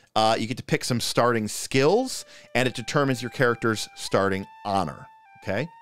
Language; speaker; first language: English; native; English